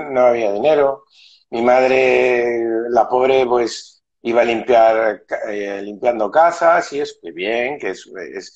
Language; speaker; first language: Spanish; native; Spanish